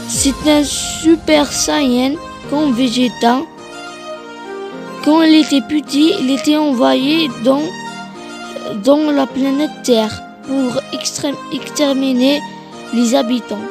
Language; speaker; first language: French; non-native, learner; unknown